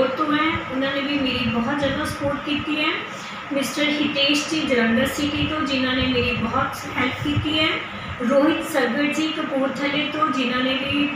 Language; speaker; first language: Hindi; non-native, local second language; Punjabi